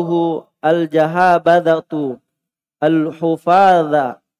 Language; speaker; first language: Arabic; non-native, fluent; Indonesian